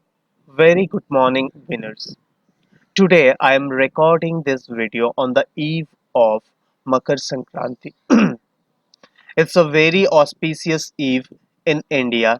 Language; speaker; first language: English; non-native, learner; Hindi